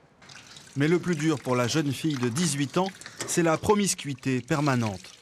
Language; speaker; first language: French; native; French